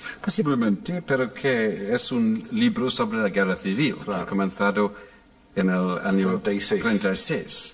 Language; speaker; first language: Spanish; non-native, fluent; English